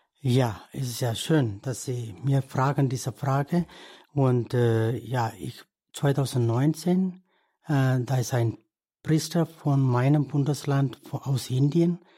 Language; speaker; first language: German; non-native, learner; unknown